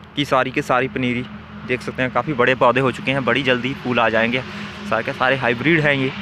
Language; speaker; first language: Hindi; native; Hindi